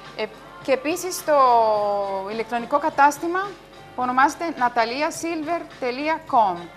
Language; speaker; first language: Greek; non-native, fluent; Spanish